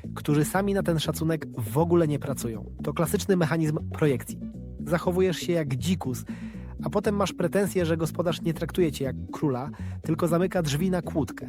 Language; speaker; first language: Polish; native; Polish